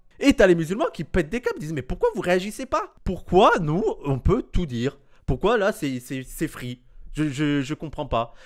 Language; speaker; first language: French; native; French